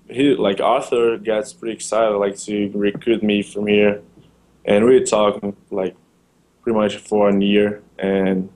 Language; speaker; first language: English; non-native, learner; Portuguese